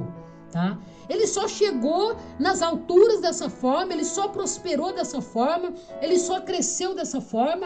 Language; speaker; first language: Portuguese; native; Portuguese